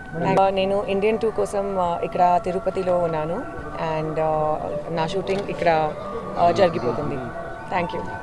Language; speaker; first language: Telugu; non-native, learner; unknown